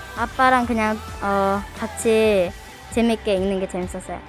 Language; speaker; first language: Korean; early bilingual, heritage; Korean